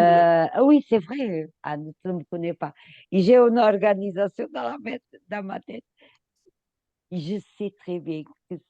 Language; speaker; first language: French; non-native, fluent; Portuguese